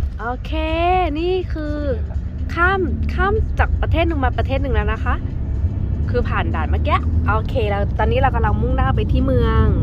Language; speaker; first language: Thai; native; Thai